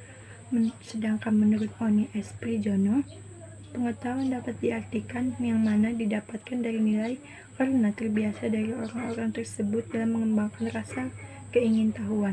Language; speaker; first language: Indonesian; native; Indonesian